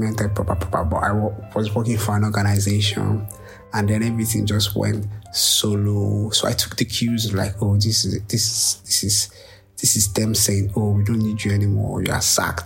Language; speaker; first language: English; non-native, local second language; Yoruba